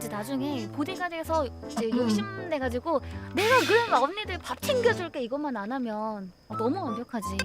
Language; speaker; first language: Korean; native; Korean